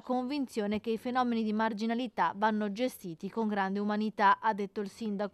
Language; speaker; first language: Italian; native; Italian